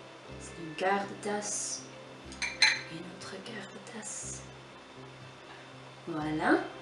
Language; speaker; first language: French; non-native, fluent; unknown